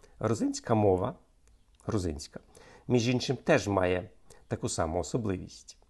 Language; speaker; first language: Ukrainian; native; Ukrainian